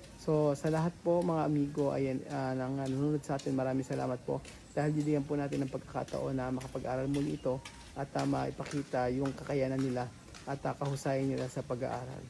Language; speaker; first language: Filipino; native; Filipino